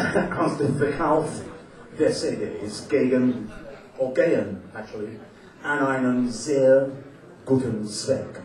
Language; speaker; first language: German; non-native, learner; English